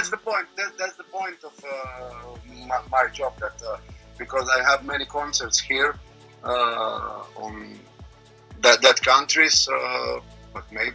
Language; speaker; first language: English; non-native, learner; Croatian